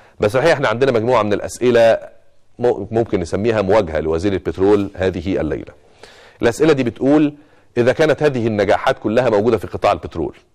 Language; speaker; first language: Arabic; native; Arabic